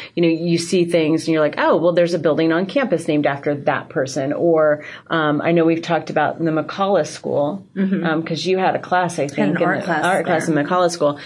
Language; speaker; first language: English; native; English